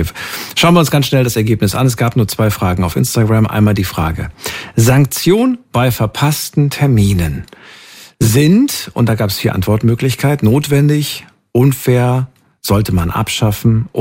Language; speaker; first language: German; native; German